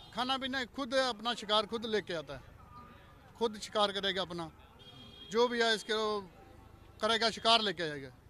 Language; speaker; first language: Hindi; native; Hindi